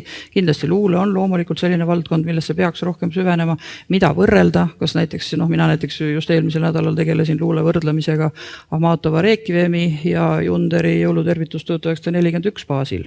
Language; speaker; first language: Estonian; native; Estonian